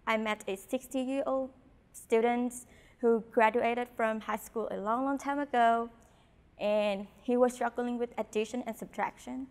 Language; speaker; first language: English; non-native, fluent; Vietnamese